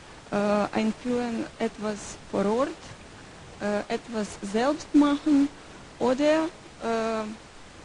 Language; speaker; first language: German; non-native, learner; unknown